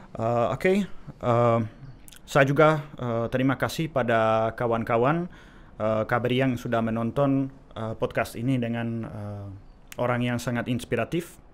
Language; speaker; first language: Indonesian; non-native, fluent; Czech